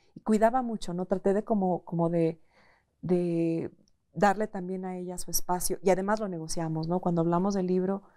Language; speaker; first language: Spanish; native; Spanish